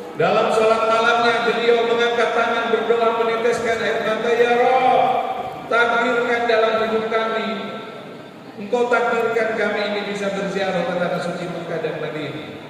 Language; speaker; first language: Indonesian; non-native, local second language; Madurese